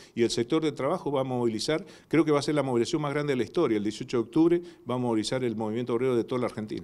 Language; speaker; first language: Spanish; native; Spanish